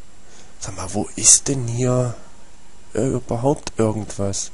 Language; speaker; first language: German; native; German